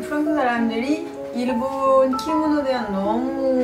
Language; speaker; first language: Korean; non-native, fluent; French